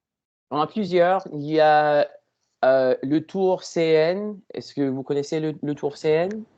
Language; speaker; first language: French; non-native, learner; English